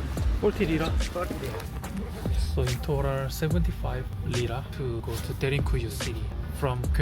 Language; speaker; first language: English; non-native, learner; Korean